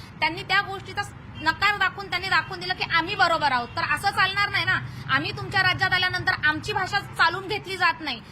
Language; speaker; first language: Marathi; native; Marathi